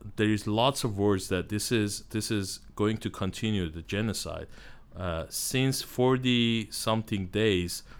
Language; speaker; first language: English; non-native, learner; Armenian